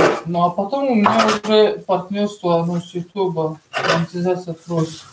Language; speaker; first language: Russian; non-native, fluent; Tajik